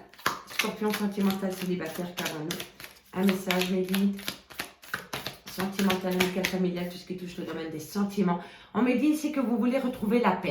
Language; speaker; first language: French; native; French